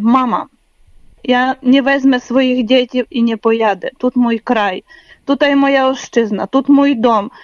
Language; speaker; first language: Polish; non-native, learner; Ukrainian